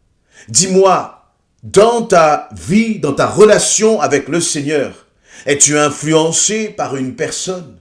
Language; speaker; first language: French; native; French